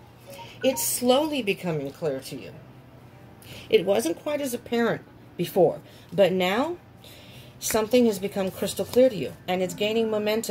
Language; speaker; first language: English; native; English